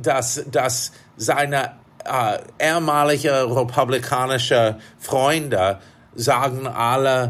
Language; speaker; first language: German; non-native, fluent; English